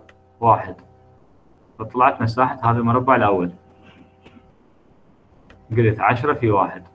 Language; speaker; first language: Arabic; native; Arabic